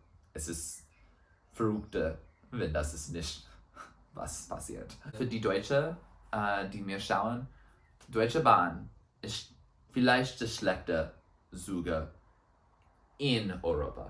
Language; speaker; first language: German; non-native, learner; English